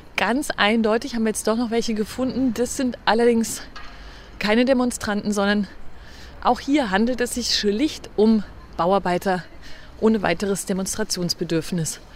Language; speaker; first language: German; native; German